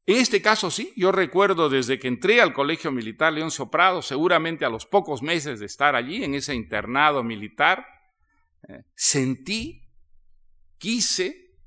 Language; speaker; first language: Spanish; native; Spanish